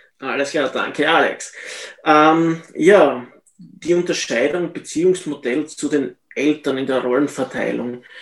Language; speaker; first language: German; native; German